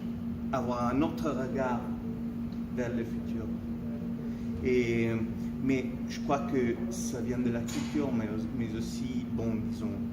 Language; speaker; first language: French; non-native, fluent; Italian